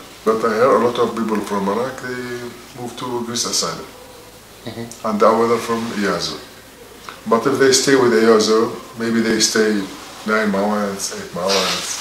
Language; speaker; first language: English; non-native, learner; Arabic